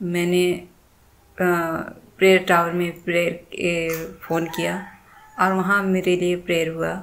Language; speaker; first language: Hindi; native; Hindi